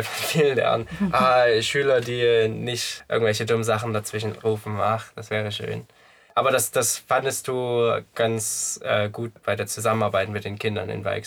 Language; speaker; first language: German; native; German